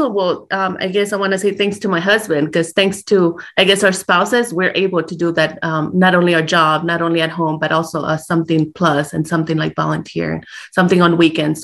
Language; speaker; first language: English; early bilingual, other home language; Spanish